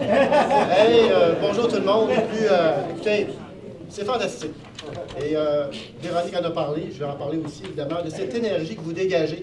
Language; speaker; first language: French; native; French